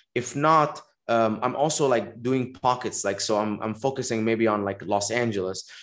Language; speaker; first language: English; non-native, fluent; Arabic